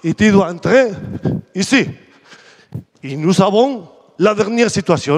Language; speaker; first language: French; non-native, fluent; Spanish